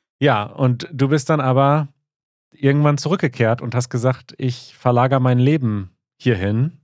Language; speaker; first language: German; native; German